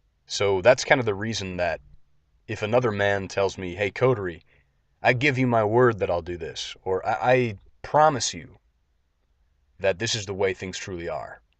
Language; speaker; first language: English; native; English